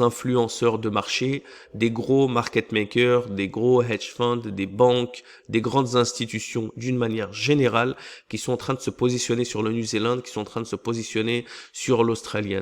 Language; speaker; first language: French; native; French